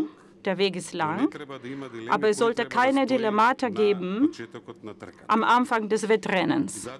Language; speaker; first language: German; non-native, fluent; Macedonian